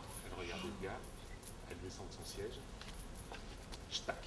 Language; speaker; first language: French; native; French